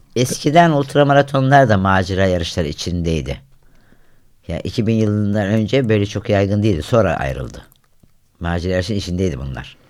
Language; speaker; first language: Turkish; native; Turkish